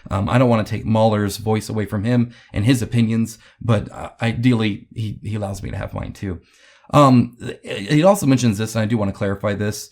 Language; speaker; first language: English; native; English